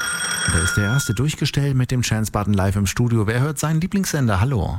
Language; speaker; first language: German; native; German